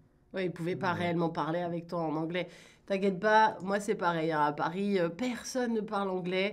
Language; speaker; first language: French; native; French